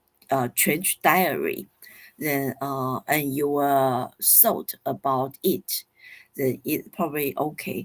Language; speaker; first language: English; non-native, fluent; Chinese